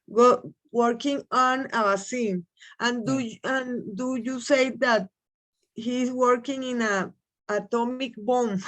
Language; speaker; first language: English; non-native, learner; Spanish